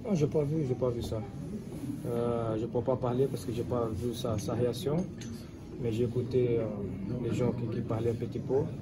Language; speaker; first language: French; non-native, fluent; Portuguese